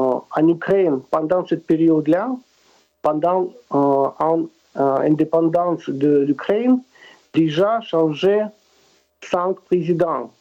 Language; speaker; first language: French; non-native, fluent; Russian